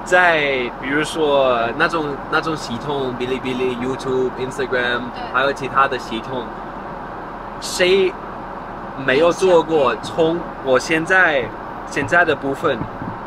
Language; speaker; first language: Chinese; non-native, fluent; Dutch